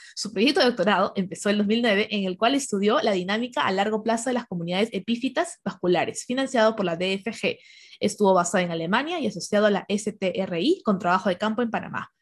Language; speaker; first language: Spanish; native; Spanish